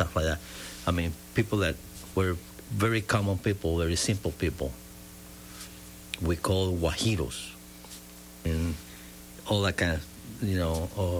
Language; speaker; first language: English; non-native, fluent; Spanish